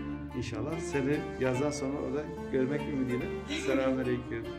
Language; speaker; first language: Turkish; early bilingual, heritage; Turkish